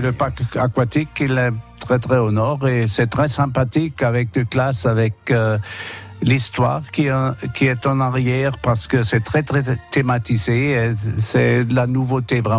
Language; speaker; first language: French; non-native, fluent; German